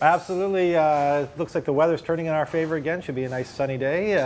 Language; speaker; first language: English; native; English